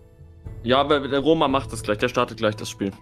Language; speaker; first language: German; native; German